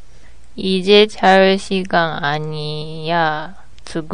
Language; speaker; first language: Korean; non-native, learner; Japanese